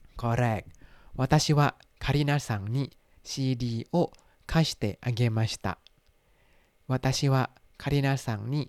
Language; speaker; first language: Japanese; non-native, fluent; Thai